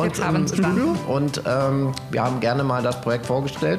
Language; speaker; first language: German; native; German